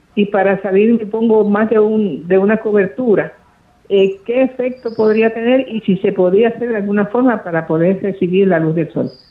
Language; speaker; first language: Spanish; native; Spanish